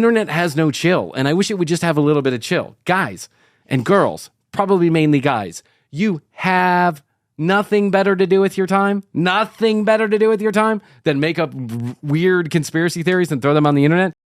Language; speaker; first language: English; native; English